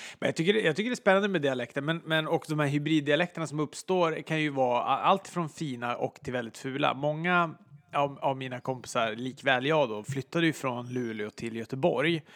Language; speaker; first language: Swedish; native; Swedish